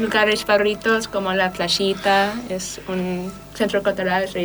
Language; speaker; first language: Spanish; non-native, fluent; English